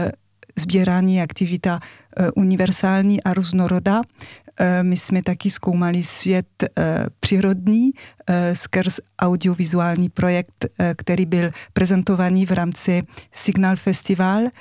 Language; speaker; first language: Czech; non-native, fluent; French